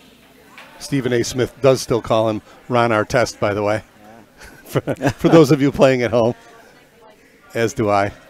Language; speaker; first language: English; native; English